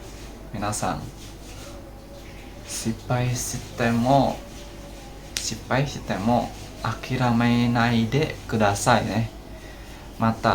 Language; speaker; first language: Japanese; non-native, learner; Indonesian